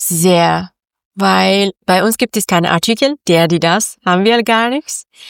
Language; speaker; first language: German; non-native, learner; Persian